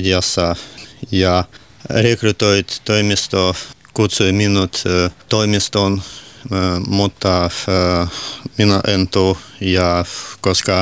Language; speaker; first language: Finnish; non-native, learner; Russian